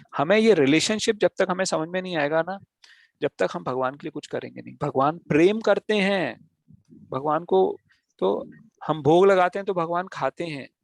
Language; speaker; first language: Hindi; native; Hindi